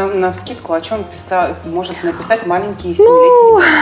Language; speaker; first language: Russian; native; Russian